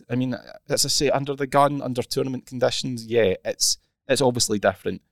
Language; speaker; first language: English; native; English